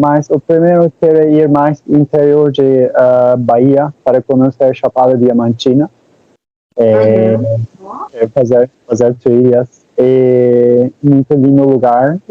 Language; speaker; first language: Portuguese; non-native, learner; Turkish